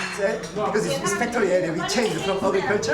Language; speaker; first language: English; non-native, fluent; Korean